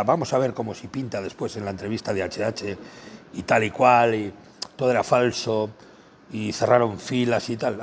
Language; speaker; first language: Spanish; native; Spanish